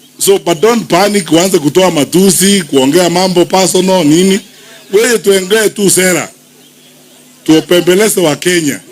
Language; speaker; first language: Swahili; non-native, local second language; Gusii